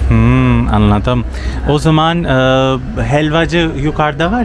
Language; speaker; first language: Turkish; non-native, learner; Urdu